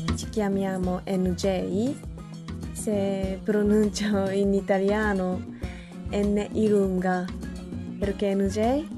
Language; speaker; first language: Italian; non-native, learner; Japanese